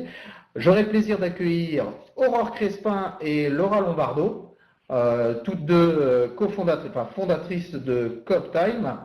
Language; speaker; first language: French; native; French